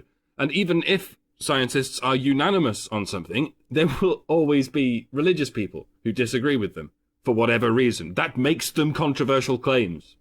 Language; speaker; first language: English; native; English